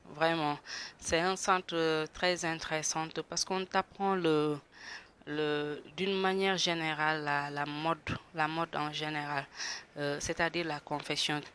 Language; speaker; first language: French; non-native, local second language; Wolof